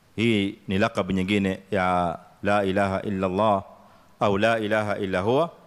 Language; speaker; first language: Swahili; native; Swahili